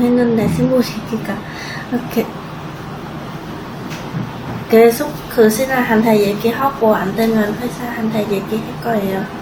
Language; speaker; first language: Korean; non-native, learner; Vietnamese